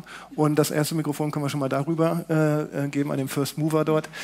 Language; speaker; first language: German; native; German